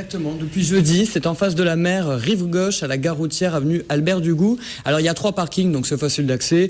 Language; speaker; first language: French; native; French